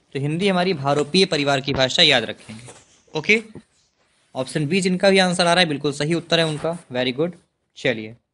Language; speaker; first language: Hindi; native; Hindi